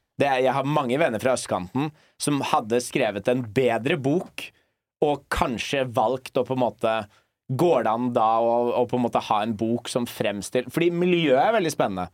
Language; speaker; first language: Norwegian; early bilingual, other home language; English